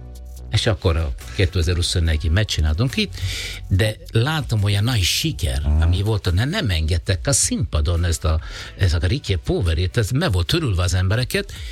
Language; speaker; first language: Hungarian; non-native, learner; Italian